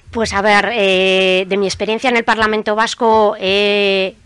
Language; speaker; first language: Spanish; native; Spanish